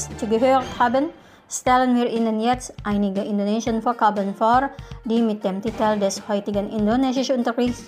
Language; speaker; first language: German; non-native, fluent; Indonesian